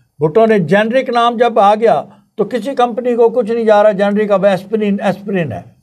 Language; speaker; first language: Urdu; non-native, local second language; Punjabi